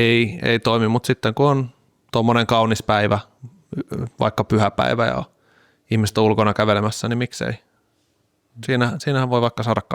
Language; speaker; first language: Finnish; native; Finnish